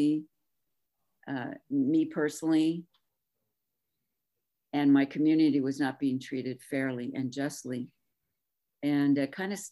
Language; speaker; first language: English; native; English